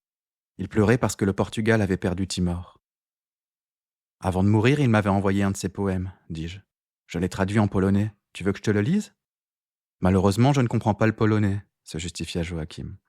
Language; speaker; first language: French; native; French